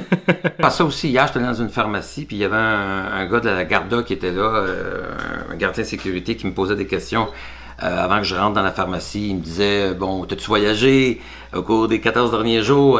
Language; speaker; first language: French; native; French